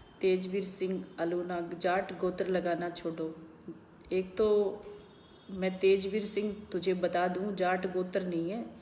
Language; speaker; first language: Hindi; native; Hindi